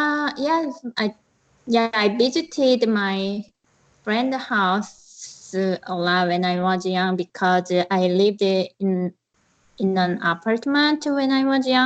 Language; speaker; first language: English; non-native, learner; Korean